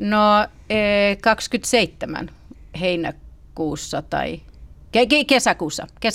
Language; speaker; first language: Finnish; early bilingual, heritage; Finnish